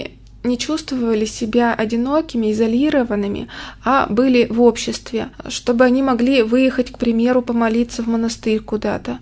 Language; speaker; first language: Russian; native; Russian